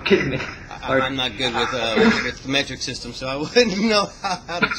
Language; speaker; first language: English; native; English